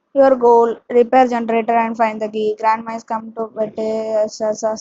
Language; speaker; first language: English; non-native, local second language; Tamil